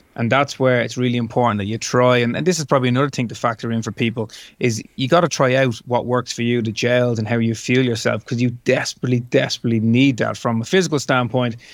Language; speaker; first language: English; native; English